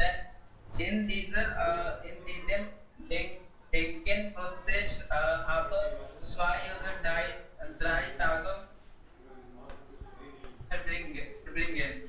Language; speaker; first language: German; non-native, learner; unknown